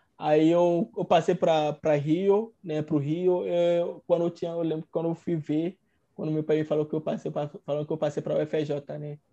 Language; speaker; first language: Portuguese; non-native, fluent; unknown